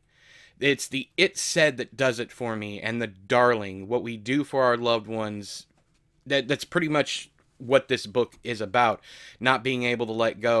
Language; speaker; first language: English; native; English